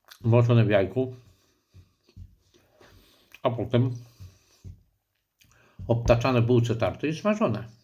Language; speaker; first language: Polish; native; Polish